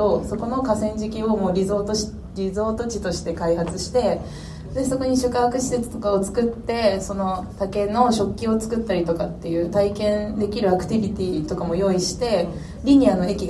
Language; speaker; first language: Japanese; native; Japanese